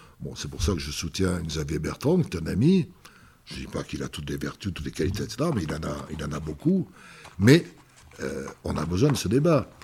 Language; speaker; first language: French; native; French